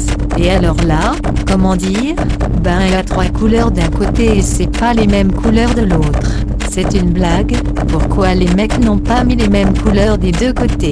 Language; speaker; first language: French; native; French